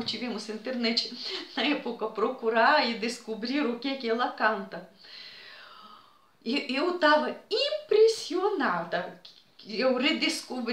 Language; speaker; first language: Portuguese; non-native, fluent; Russian